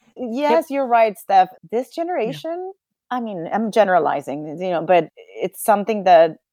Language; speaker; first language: English; non-native, fluent; Spanish